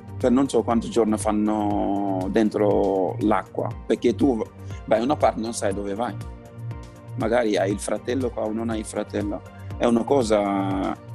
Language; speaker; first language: Italian; non-native, fluent; Wolof